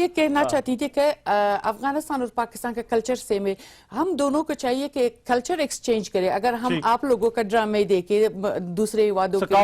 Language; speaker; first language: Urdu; non-native, learner; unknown